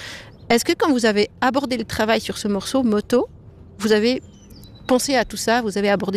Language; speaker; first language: French; native; French